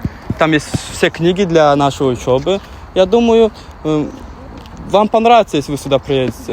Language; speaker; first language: Russian; non-native, fluent; Turkmen